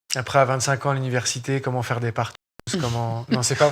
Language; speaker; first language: French; native; French